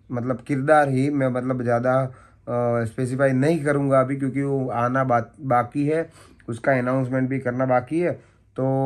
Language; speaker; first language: Hindi; non-native, local second language; Gujarati